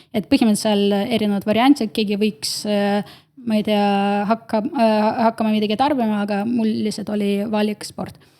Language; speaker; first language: Estonian; non-native, local second language; Russian